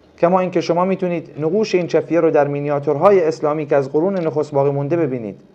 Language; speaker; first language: Persian; non-native, local second language; Arabic